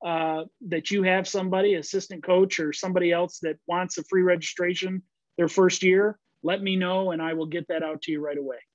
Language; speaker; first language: English; native; English